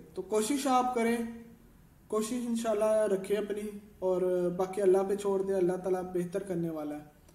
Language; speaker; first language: Urdu; non-native, local second language; Punjabi